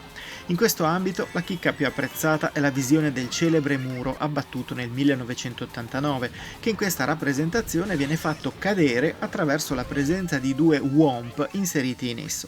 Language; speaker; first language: Italian; native; Italian